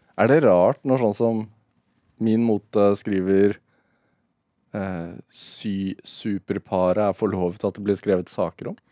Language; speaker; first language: Norwegian; native; Norwegian